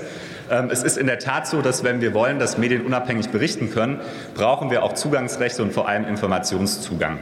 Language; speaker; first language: German; native; German